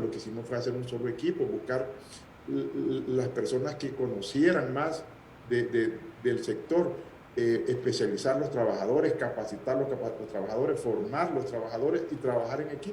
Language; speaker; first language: Spanish; native; Spanish